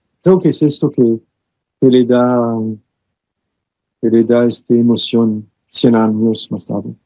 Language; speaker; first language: Spanish; non-native, fluent; French